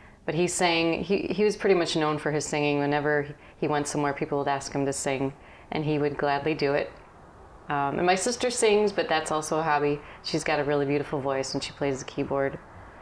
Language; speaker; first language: English; native; English